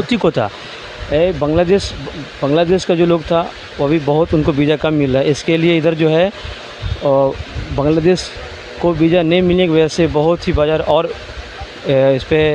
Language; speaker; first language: Hindi; non-native, local second language; Bangla